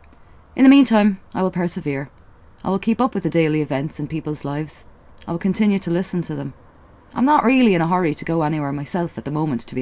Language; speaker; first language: English; native; English